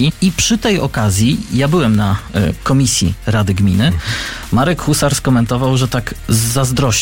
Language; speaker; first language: Polish; native; Polish